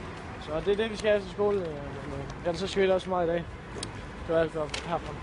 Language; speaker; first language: Danish; native; Danish